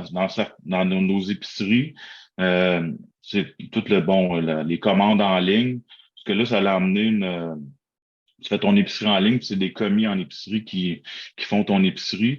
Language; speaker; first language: French; native; French